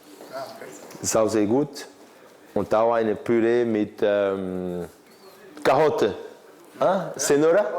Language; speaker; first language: German; non-native, fluent; Portuguese